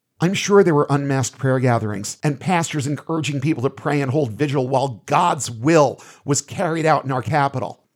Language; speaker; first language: English; native; English